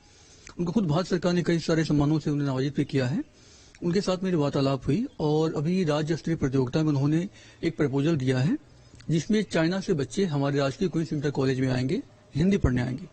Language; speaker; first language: Hindi; native; Hindi